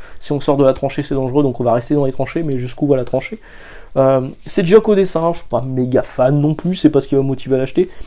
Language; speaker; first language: French; native; French